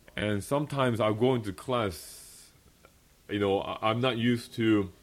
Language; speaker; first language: English; early bilingual, other home language; Korean